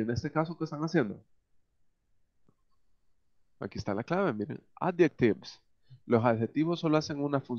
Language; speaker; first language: Spanish; native; Spanish